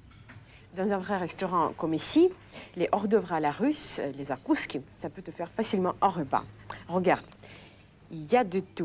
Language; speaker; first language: French; non-native, fluent; Russian